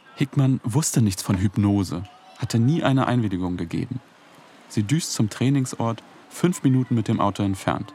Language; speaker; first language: German; native; German